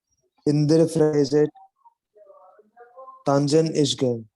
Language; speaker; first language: German; non-native, learner; Hindi